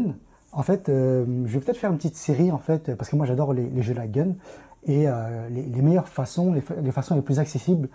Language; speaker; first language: French; native; French